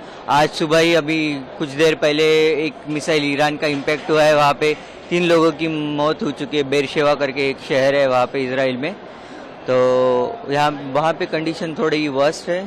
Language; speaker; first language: Hindi; native; Hindi